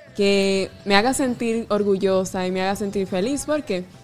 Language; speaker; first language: Spanish; native; Spanish